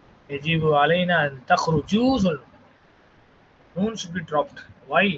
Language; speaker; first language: English; non-native, local second language; Tamil